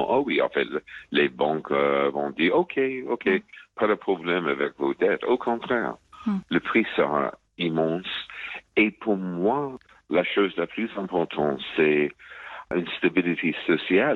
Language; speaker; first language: French; non-native, fluent; English